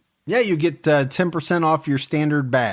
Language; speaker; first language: English; native; English